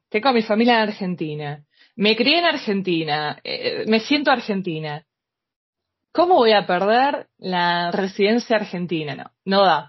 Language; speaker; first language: Spanish; native; Spanish